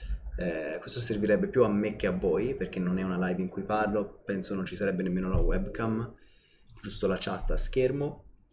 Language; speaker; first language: Italian; native; Italian